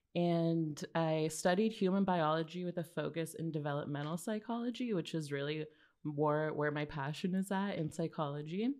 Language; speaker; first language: English; native; English